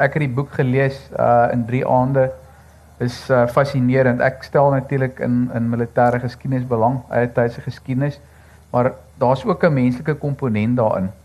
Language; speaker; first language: Afrikaans; native; Afrikaans